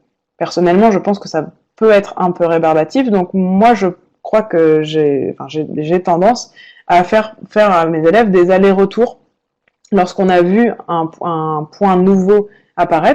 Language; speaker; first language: French; native; French